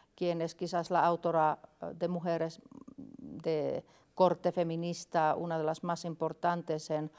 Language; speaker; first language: Spanish; non-native, fluent; Finnish